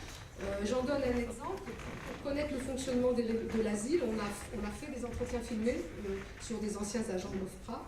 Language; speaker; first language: French; native; French